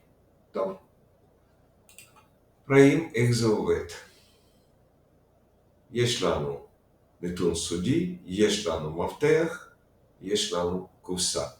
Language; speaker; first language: Hebrew; non-native, fluent; Russian